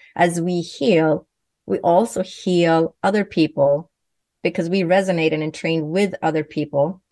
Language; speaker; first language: English; non-native, fluent; Swedish